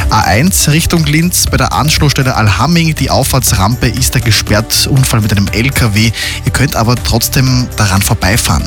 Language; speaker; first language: German; native; German